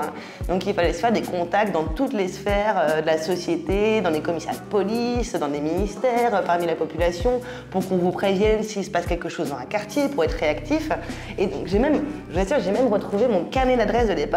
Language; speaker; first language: French; native; French